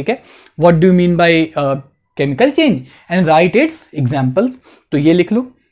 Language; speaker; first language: Hindi; native; Hindi